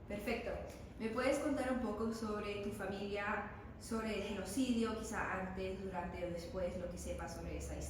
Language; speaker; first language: Spanish; non-native, learner; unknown